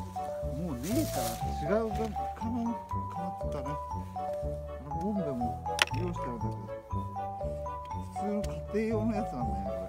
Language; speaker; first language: Japanese; native; Japanese